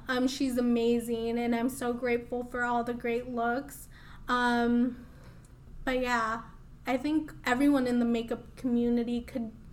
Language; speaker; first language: English; early bilingual, other home language; Spanish